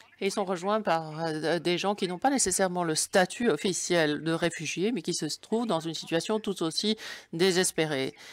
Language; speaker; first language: French; non-native, fluent; German